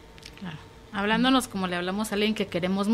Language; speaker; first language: Spanish; native; Spanish